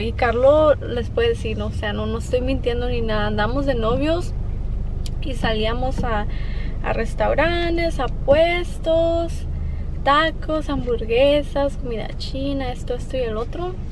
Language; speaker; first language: Spanish; early bilingual, heritage; Spanish